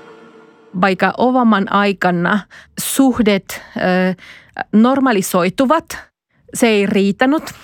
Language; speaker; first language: Finnish; non-native, fluent; Spanish